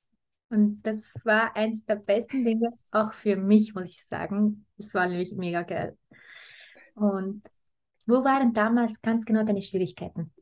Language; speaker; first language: German; native; German